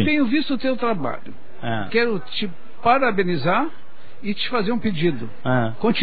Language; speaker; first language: Portuguese; native; Portuguese